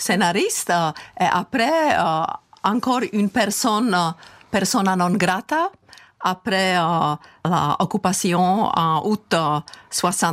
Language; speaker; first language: French; non-native, fluent; Czech